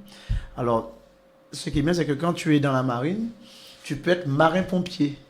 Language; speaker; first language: French; native; French